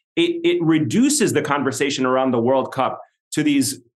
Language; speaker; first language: English; non-native, fluent; Arabic